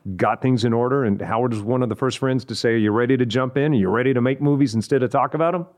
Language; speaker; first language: English; native; English